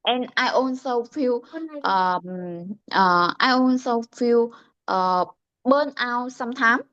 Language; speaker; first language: English; non-native, learner; Vietnamese